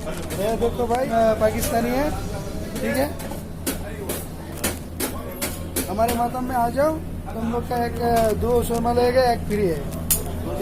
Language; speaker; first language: Hindi; non-native, learner; Bangla